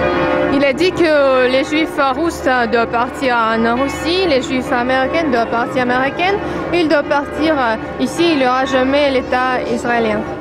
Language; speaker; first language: French; non-native, fluent; Russian